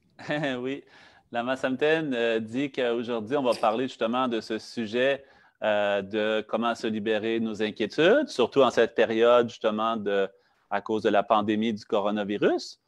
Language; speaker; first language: French; native; French